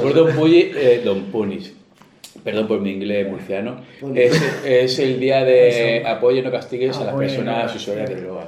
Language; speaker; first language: Spanish; native; Spanish